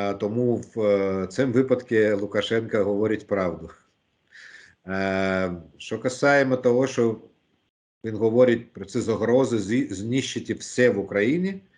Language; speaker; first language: Ukrainian; non-native, local second language; Russian